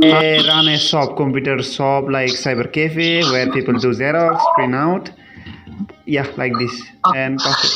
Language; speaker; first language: English; non-native, local second language; Assamese